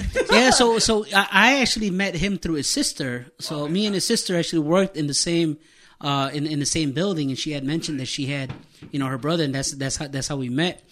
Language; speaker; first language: English; early bilingual, other home language; Spanish